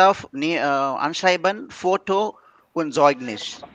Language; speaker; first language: German; non-native, learner; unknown